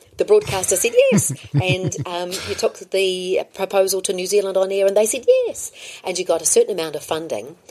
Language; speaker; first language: English; native; English